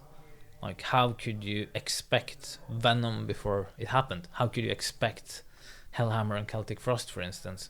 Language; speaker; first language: English; non-native, fluent; Norwegian